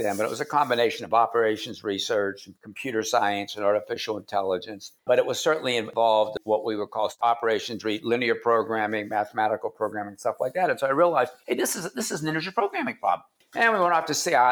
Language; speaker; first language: English; native; English